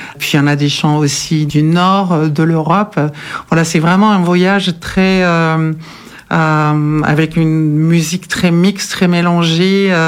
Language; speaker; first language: French; non-native, fluent; German